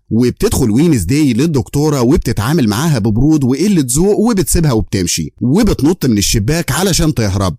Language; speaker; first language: Arabic; native; Arabic